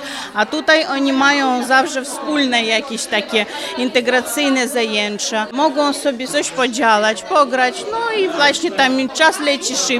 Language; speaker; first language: Polish; non-native, fluent; Ukrainian